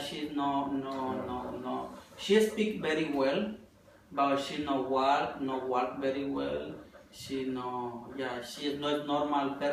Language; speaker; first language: English; non-native, learner; Spanish